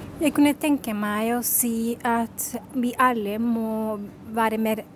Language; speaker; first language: Norwegian; non-native, fluent; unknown